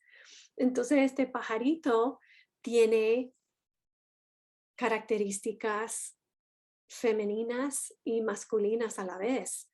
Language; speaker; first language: Spanish; non-native, fluent; English